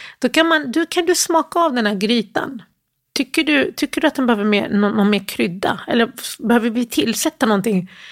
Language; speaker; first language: Swedish; early bilingual, other home language; Arabic